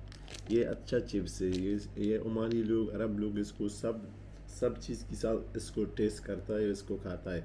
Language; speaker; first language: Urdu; non-native, local second language; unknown